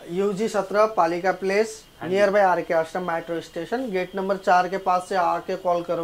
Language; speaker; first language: Hindi; native; Hindi